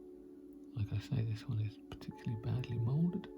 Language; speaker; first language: English; native; English